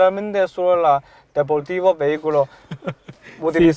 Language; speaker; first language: Spanish; non-native, learner; Chinese